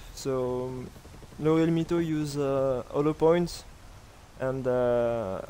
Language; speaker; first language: English; non-native, learner; French